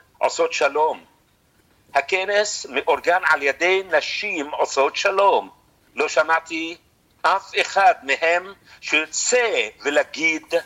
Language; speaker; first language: Hebrew; non-native, fluent; Arabic